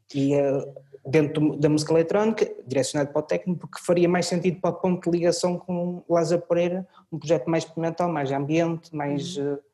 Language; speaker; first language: Portuguese; early bilingual, other home language; French